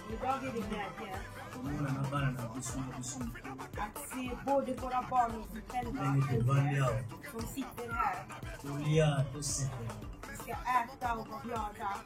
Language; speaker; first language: Swedish; non-native, fluent; Lingala